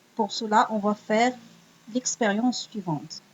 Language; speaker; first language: French; non-native, local second language; Arabic